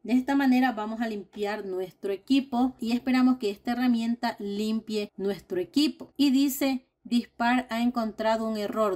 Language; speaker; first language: Spanish; native; Spanish